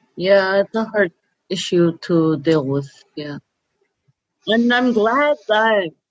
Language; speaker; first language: English; non-native, fluent; Cree